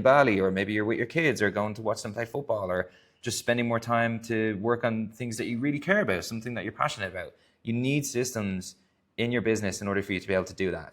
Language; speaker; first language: English; native; English